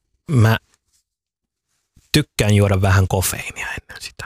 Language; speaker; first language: Finnish; early bilingual, other home language; Somali